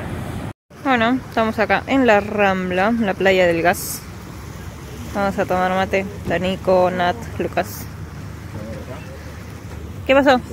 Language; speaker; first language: Spanish; native; Spanish